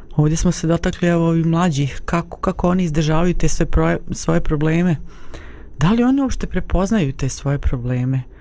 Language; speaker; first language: Bosnian; native; Bosnian